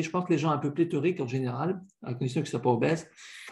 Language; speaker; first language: French; native; French